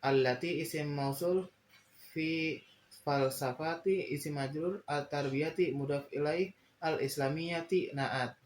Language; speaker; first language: Arabic; non-native, learner; Indonesian